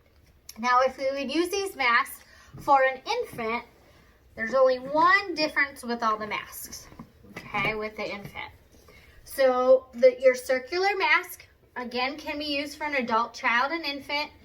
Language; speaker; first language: English; native; English